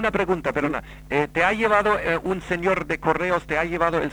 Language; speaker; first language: Spanish; native; Spanish